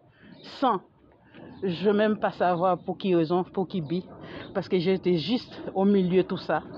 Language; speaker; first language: French; non-native, fluent; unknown